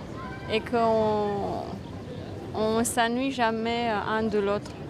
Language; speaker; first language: French; non-native, fluent; Romanian